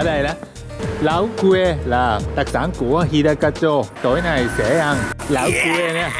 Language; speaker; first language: Vietnamese; non-native, learner; Japanese